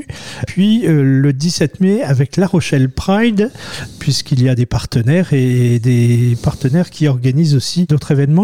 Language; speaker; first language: French; native; French